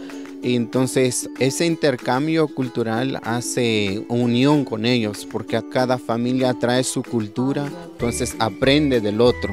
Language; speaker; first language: Spanish; non-native, local second language; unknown